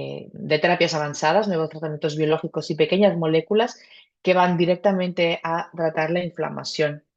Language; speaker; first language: Spanish; native; Spanish